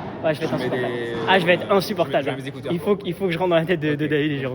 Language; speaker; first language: French; native; French